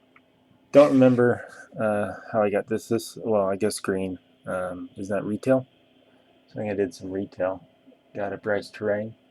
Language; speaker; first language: English; native; English